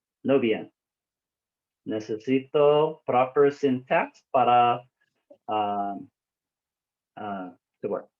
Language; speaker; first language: Spanish; non-native, learner; English